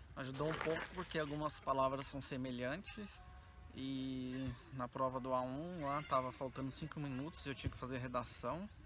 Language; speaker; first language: Portuguese; native; Portuguese